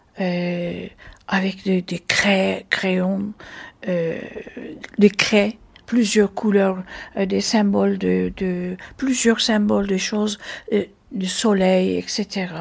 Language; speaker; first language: French; non-native, fluent; Turkish